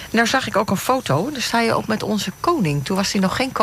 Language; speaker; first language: Dutch; native; Dutch